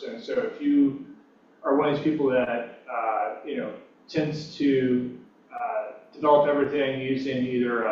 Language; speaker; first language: English; native; English